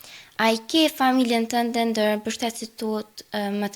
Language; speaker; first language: Albanian; native; Albanian